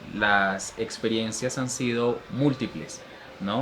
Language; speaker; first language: Spanish; native; Spanish